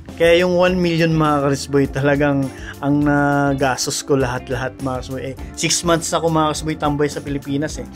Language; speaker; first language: Filipino; native; Filipino